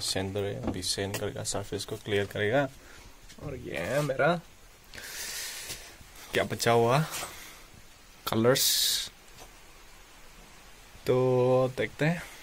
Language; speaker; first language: Hindi; non-native, local second language; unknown